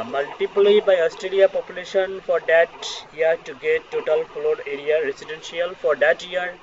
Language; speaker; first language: English; non-native, local second language; Bangla